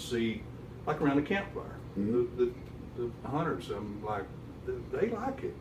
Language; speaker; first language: English; native; English